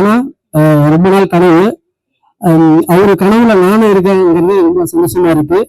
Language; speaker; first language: Tamil; native; Tamil